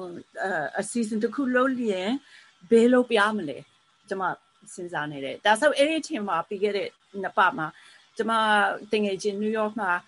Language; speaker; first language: Burmese; early bilingual, heritage; Burmese